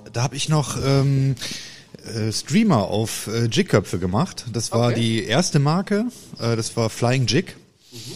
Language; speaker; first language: German; native; German